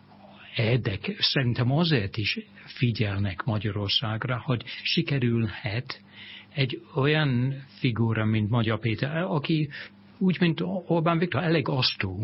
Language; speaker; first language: Hungarian; non-native, fluent; English